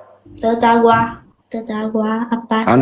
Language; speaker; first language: Indonesian; non-native, learner; Vietnamese